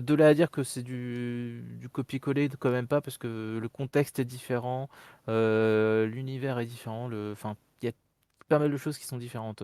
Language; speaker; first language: French; native; French